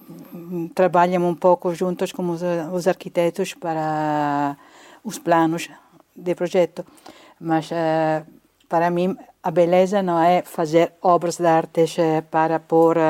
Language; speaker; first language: Portuguese; non-native, fluent; Italian